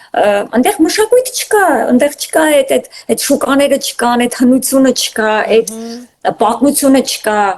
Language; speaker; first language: Armenian; native; Armenian